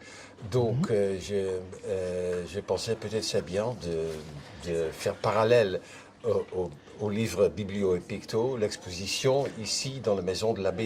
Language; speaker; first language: French; non-native, fluent; Dutch